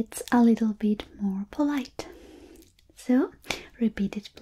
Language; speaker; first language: English; non-native, fluent; Spanish